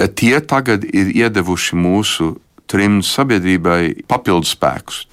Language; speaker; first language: Latvian; early bilingual, heritage; Latvian